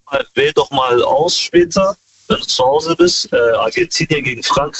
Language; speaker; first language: German; early bilingual, other home language; Kurdish